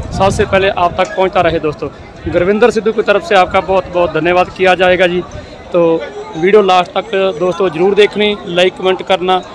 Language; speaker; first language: Hindi; non-native, local second language; Punjabi